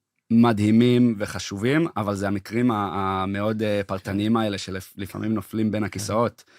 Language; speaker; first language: Hebrew; early bilingual, heritage; English